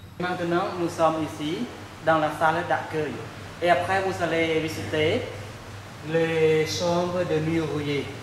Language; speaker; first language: French; non-native, fluent; Khmer